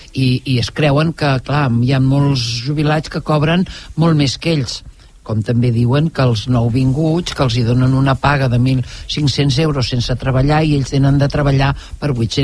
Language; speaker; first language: Catalan; native; Catalan